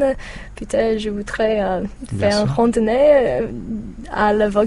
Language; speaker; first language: French; non-native, learner; English